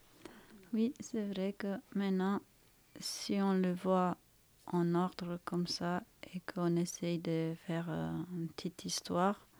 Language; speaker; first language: French; non-native, fluent; Romanian